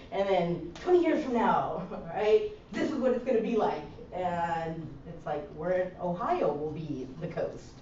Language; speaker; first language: English; early bilingual, other home language; Spanish